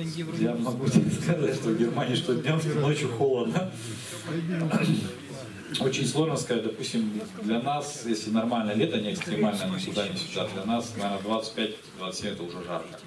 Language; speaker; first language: Russian; native; Russian